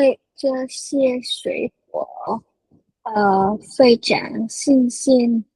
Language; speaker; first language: Chinese; non-native, learner; Vietnamese